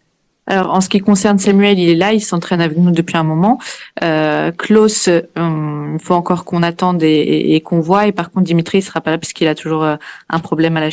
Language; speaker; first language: French; native; French